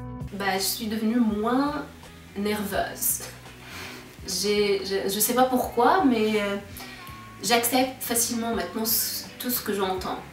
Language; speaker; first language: French; non-native, local second language; Arabic